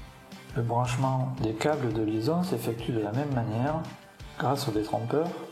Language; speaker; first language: French; native; French